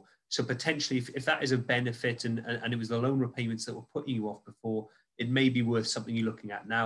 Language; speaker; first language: English; native; English